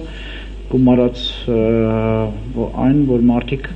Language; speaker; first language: Armenian; native; Armenian